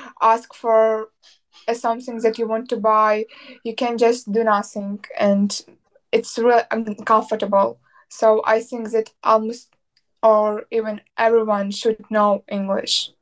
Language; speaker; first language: English; non-native, learner; Ukrainian